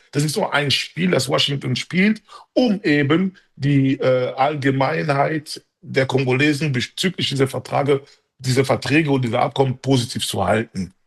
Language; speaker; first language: German; early bilingual, other home language; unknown